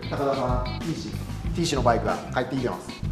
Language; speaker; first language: Japanese; native; Japanese